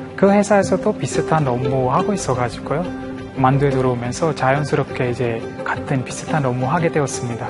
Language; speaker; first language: Korean; non-native, fluent; Sinhala